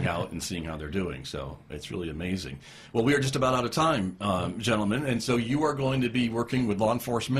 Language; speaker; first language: English; native; English